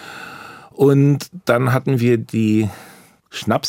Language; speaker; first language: German; native; German